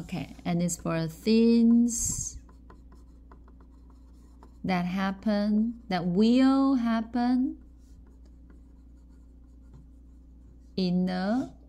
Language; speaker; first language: English; non-native, fluent; Chinese